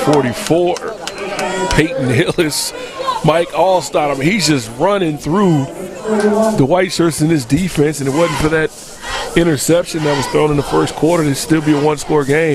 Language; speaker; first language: English; native; English